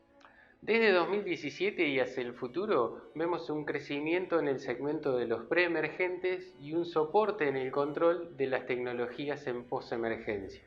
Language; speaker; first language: Spanish; native; Spanish